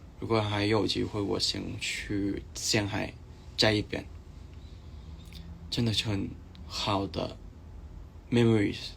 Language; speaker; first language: Chinese; non-native, learner; Thai